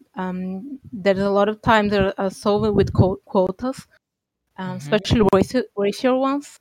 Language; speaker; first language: English; non-native, fluent; Portuguese